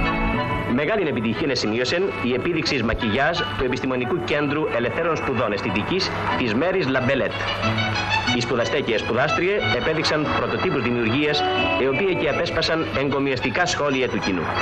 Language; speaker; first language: Greek; native; Greek